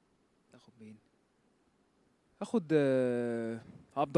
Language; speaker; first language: Arabic; native; Arabic